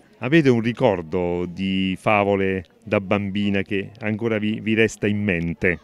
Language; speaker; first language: Italian; native; Italian